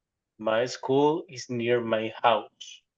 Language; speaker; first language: English; non-native, learner; Spanish